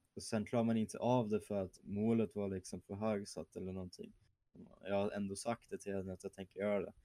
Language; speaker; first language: Swedish; early bilingual, other home language; German